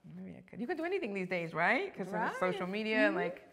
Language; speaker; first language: English; early bilingual, other home language; Spanish